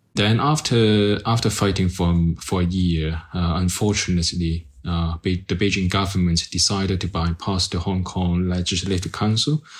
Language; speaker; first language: English; non-native, local second language; Cantonese